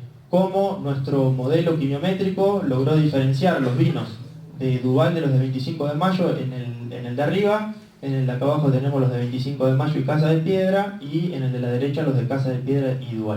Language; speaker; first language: Spanish; native; Spanish